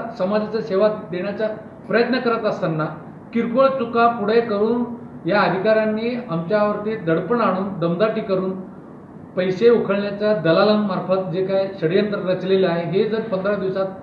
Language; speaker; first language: Marathi; native; Marathi